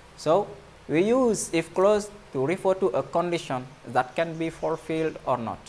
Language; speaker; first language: English; non-native, fluent; Wolof